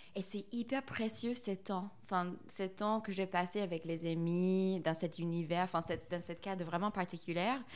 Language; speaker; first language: French; non-native, fluent; English